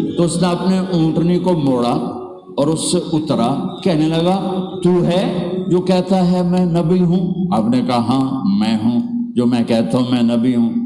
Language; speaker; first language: Urdu; non-native, local second language; Punjabi